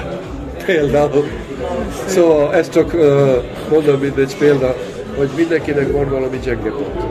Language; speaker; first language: Hungarian; non-native, local second language; Serbian